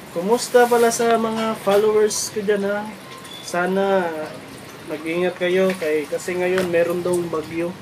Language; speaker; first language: Filipino; non-native, local second language; Cebuano